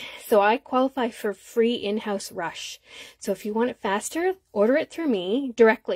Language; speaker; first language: English; native; English